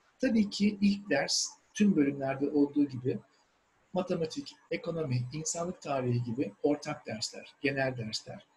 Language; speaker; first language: Turkish; native; Turkish